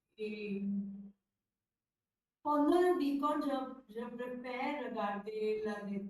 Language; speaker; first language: French; non-native, learner; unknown